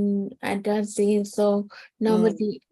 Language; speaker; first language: English; non-native, learner; Thai